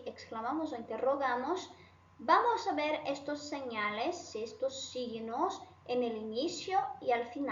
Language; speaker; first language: Spanish; non-native, fluent; Portuguese